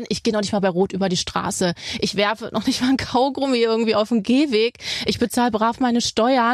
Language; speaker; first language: German; native; German